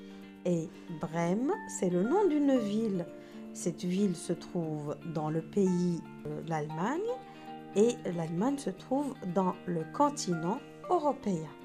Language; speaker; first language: French; non-native, local second language; Arabic